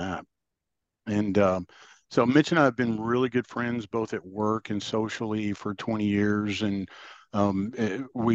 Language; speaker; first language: English; native; English